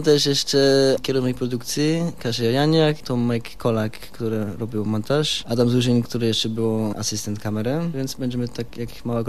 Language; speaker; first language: Polish; non-native, learner; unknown